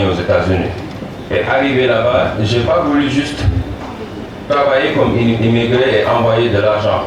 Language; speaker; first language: French; non-native, local second language; Wolof